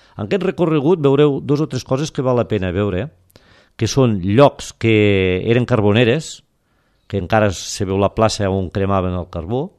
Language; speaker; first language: Catalan; native; Catalan